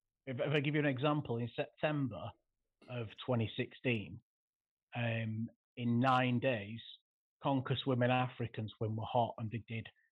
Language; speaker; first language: English; native; English